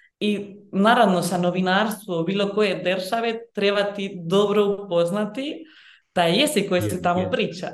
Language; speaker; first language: Croatian; early bilingual, heritage; Bosnian